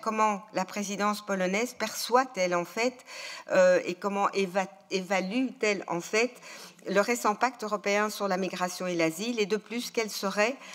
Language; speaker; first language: French; native; French